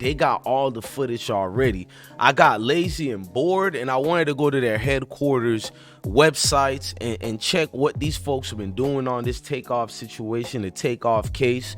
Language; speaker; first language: English; native; English